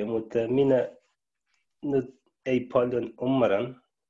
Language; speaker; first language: Finnish; non-native, learner; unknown